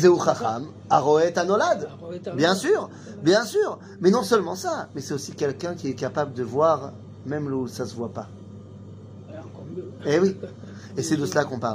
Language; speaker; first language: French; native; French